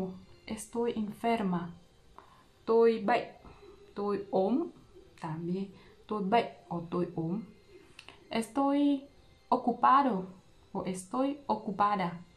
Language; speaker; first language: Spanish; non-native, learner; Vietnamese